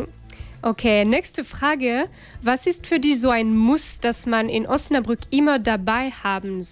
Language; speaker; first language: German; non-native, fluent; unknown